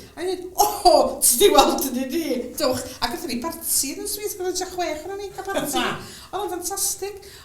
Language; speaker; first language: Welsh; native; Welsh